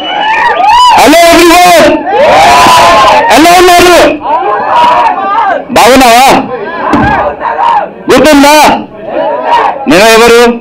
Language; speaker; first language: Telugu; non-native, learner; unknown